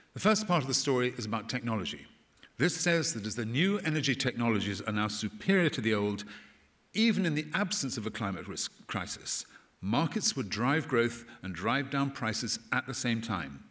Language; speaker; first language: English; native; English